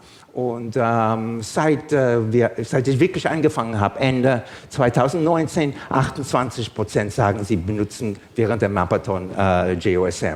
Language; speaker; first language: German; non-native, fluent; English